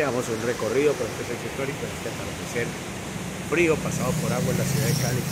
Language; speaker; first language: Spanish; native; Spanish